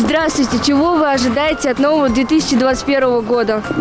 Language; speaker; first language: Russian; native; Russian